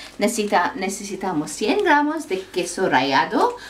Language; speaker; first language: Spanish; non-native, fluent; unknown